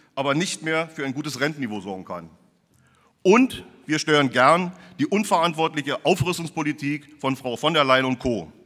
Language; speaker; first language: German; native; German